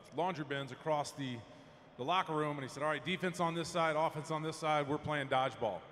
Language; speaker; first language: English; native; English